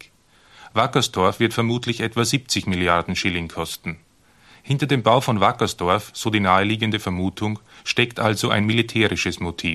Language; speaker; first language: German; native; German